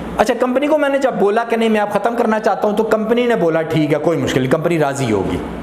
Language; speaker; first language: Urdu; non-native, local second language; Punjabi